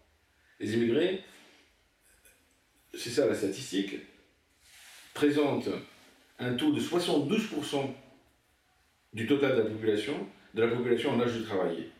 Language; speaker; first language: French; native; French